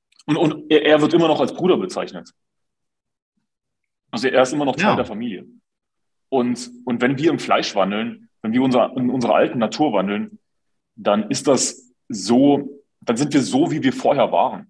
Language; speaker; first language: German; native; German